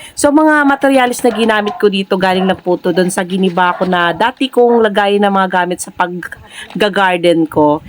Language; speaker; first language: Filipino; non-native, local second language; Cebuano